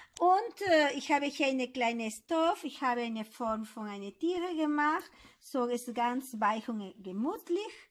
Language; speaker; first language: German; non-native, fluent; Spanish